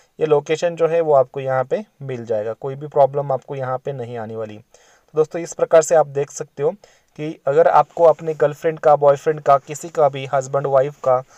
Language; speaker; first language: Hindi; non-native, local second language; Marathi